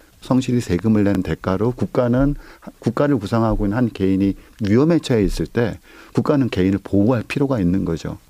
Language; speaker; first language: Korean; native; Korean